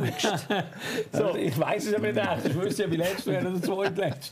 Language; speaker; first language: German; native; German